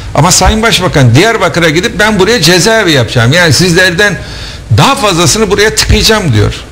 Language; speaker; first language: Turkish; native; Turkish